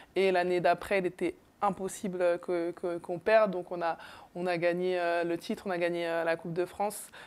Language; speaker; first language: French; native; French